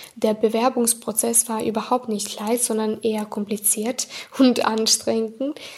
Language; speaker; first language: German; non-native, fluent; Serbian